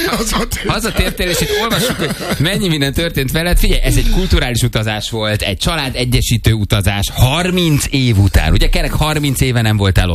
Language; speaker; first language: Hungarian; native; Hungarian